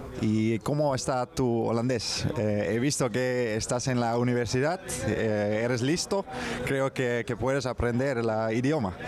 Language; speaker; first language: Spanish; non-native, fluent; Dutch